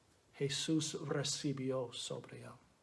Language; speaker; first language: Spanish; non-native, fluent; English